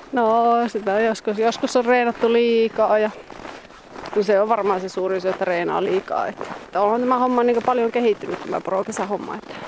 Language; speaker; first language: Finnish; native; Finnish